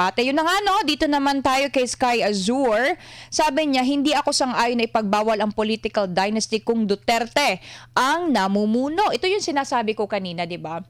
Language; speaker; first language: Filipino; non-native, local second language; Cebuano